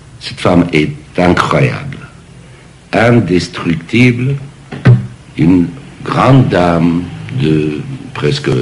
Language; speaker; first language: French; non-native, fluent; English